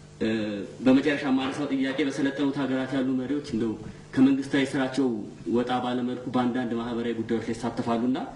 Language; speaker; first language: Amharic; native; Amharic